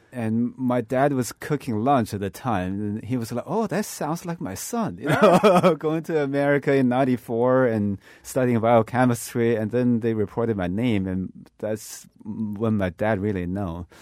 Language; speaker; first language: English; non-native, fluent; Chinese